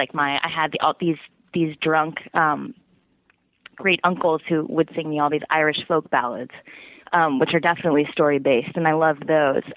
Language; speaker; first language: English; native; English